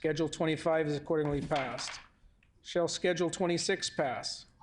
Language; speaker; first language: English; native; English